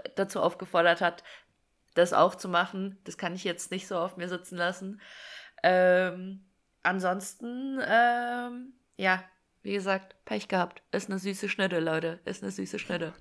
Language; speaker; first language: German; native; German